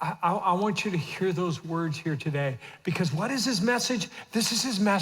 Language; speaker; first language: English; native; English